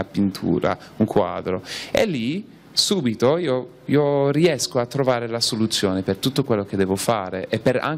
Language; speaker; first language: Italian; non-native, fluent; English